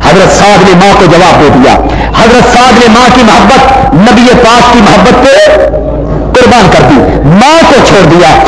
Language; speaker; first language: Urdu; native; Urdu